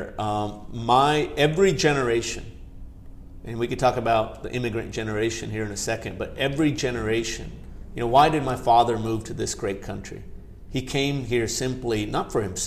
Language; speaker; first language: English; early bilingual, other home language; Gujarati